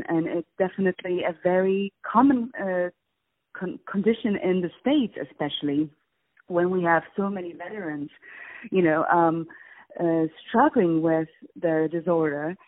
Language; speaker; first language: English; non-native, fluent; Polish